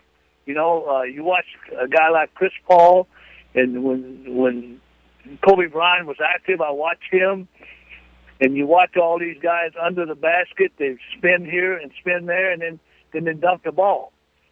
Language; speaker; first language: English; native; English